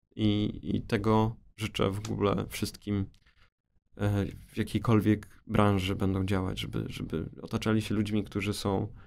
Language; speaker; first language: Polish; native; Polish